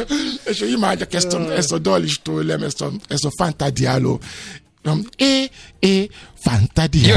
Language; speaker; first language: Hungarian; non-native, learner; Yoruba